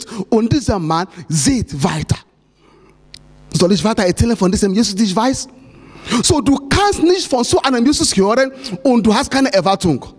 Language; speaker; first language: German; non-native, fluent; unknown